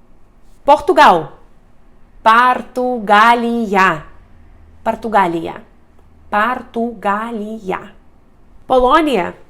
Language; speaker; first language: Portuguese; non-native, fluent; Russian